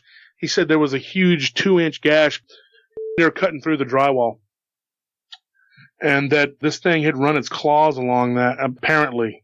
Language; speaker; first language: English; native; English